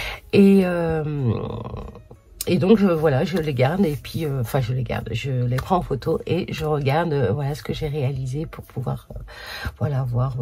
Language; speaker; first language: French; native; French